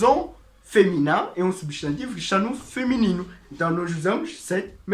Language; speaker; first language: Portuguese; non-native, fluent; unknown